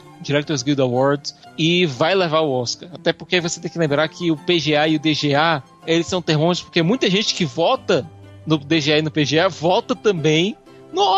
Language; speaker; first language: Portuguese; native; Portuguese